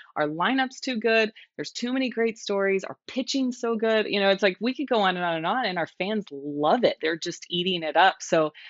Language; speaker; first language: English; native; English